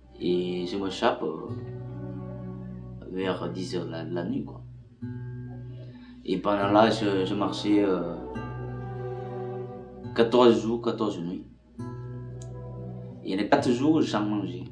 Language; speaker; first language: French; non-native, learner; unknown